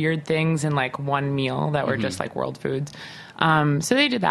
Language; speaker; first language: English; native; English